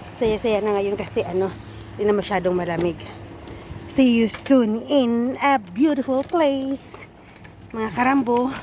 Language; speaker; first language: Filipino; non-native, local second language; Hiligaynon